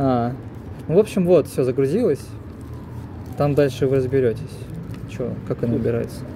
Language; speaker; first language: Russian; native; Russian